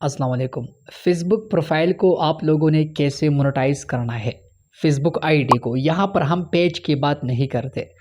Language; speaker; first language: Urdu; non-native, local second language; Punjabi